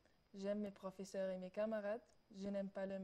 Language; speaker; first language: French; non-native, learner; Arabic